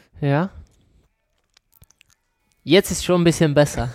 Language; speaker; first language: German; non-native, learner; Czech